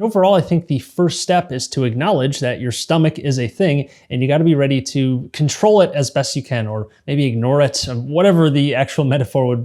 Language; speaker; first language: English; native; English